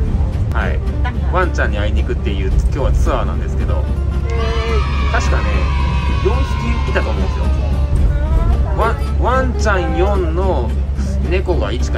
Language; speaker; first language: Japanese; native; Japanese